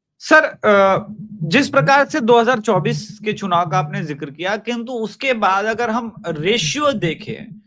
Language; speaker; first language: Hindi; native; Hindi